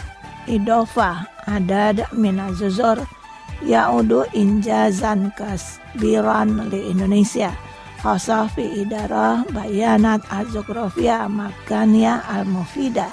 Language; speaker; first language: Arabic; non-native, fluent; Indonesian